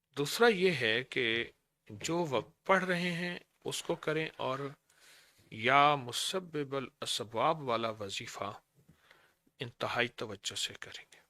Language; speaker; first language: Urdu; native; Urdu